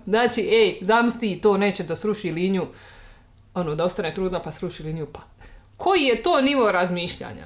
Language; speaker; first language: Bosnian; native; Bosnian